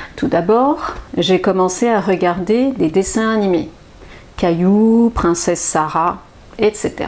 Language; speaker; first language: French; native; French